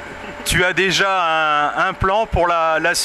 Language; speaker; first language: French; native; French